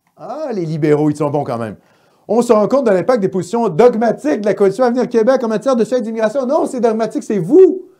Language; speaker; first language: French; native; French